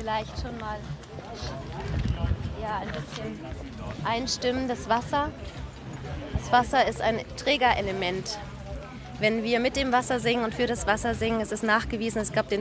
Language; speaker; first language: German; native; German